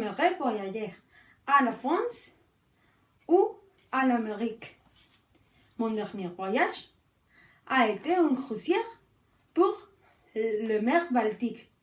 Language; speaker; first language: French; non-native, learner; Spanish